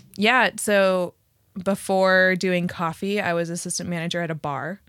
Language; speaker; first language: English; early bilingual, other home language; Spanish